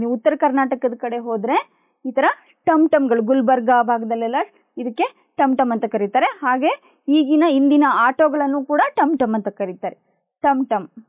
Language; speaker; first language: Kannada; native; Kannada